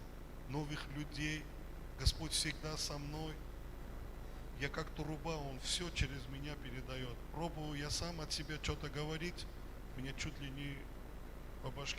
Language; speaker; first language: Russian; non-native, fluent; Armenian